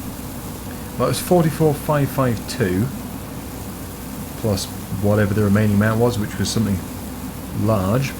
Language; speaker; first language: English; native; English